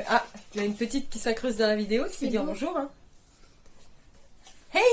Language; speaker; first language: French; native; French